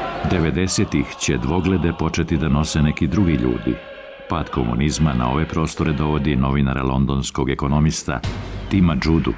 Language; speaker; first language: Bosnian; native; Bosnian